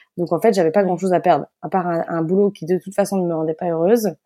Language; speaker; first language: French; native; French